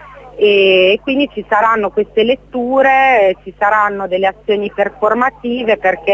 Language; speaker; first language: Italian; native; Italian